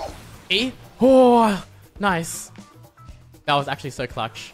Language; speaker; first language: English; native; English